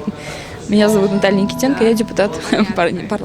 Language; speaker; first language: Russian; native; Russian